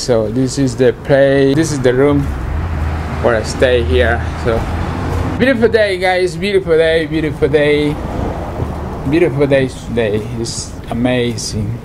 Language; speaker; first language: English; non-native, learner; Spanish